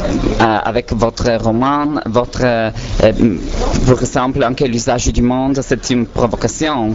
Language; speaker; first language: French; non-native, learner; Italian